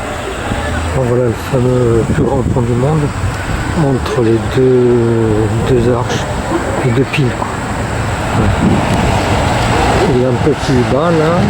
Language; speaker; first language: French; native; French